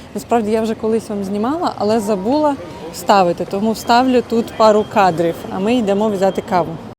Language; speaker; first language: Ukrainian; non-native, local second language; Russian